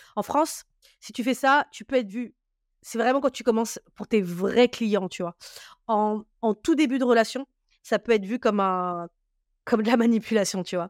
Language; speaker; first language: French; native; French